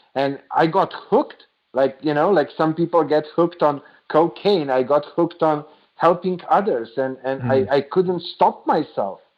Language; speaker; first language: English; non-native, fluent; Slovenian